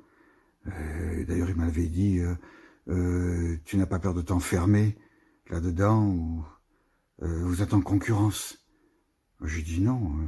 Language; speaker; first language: French; native; French